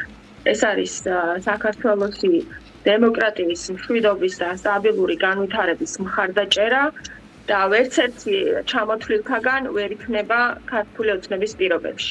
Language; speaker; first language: Georgian; native; Georgian